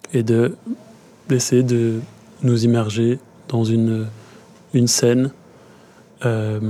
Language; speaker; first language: French; native; French